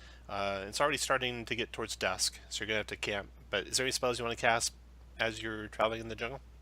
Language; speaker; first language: English; native; English